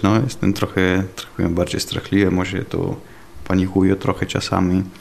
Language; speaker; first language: Polish; non-native, learner; Italian